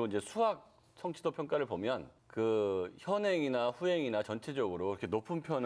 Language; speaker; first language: Korean; native; Korean